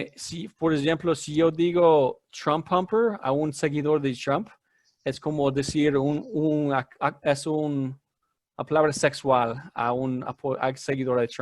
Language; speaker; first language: Spanish; non-native, fluent; English